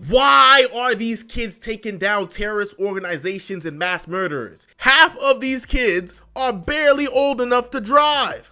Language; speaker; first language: English; native; English